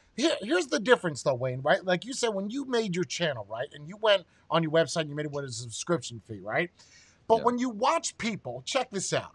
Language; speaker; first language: English; native; English